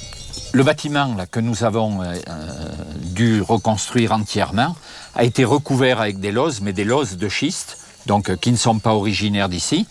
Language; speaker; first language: French; native; French